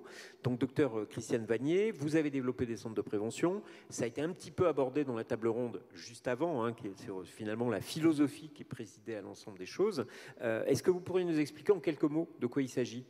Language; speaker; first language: French; native; French